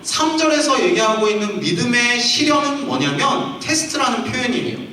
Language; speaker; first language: Korean; native; Korean